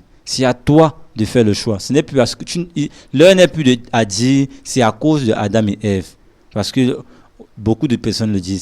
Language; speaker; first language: French; non-native, local second language; Lingala